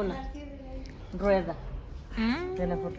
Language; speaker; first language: Spanish; native; Spanish